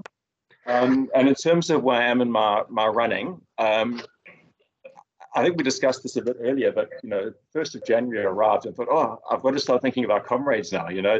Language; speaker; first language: English; native; English